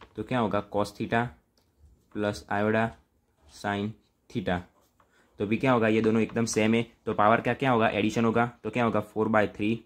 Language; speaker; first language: Hindi; non-native, local second language; Gujarati